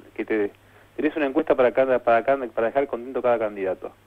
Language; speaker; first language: Spanish; native; Spanish